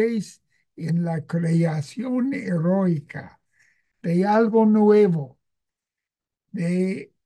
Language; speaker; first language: Spanish; non-native, fluent; English